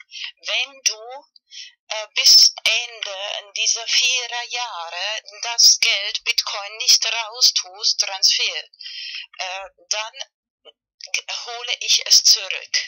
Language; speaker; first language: German; non-native, learner; Spanish